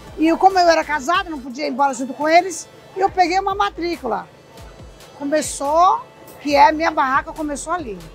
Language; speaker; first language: Portuguese; early bilingual, other home language; Japanese